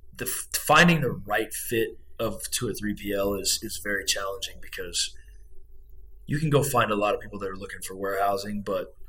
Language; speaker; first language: English; native; English